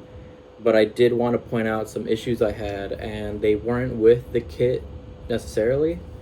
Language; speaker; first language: English; native; English